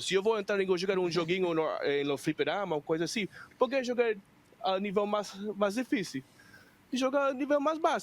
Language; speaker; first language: Portuguese; non-native, fluent; Spanish